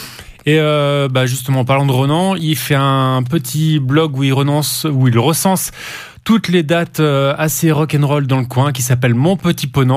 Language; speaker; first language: French; native; French